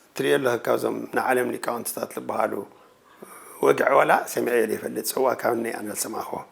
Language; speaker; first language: Tigrinya; native; Tigrinya